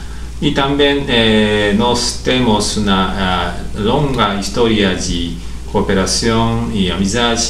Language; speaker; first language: Portuguese; non-native, learner; Japanese